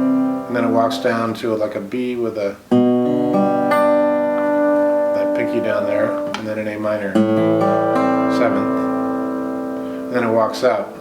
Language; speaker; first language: English; native; English